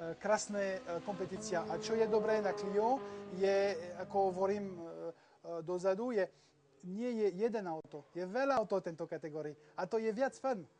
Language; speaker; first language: Slovak; non-native, learner; French